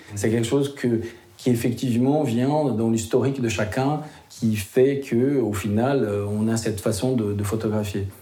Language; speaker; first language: French; non-native, fluent; Portuguese